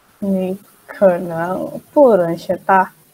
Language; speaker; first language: Chinese; non-native, learner; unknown